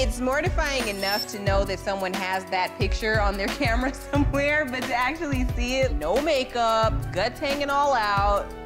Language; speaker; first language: English; native; English